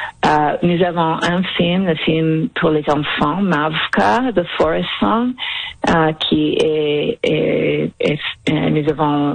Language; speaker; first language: French; non-native, local second language; English